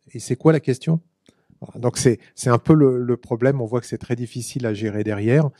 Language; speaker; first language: French; native; French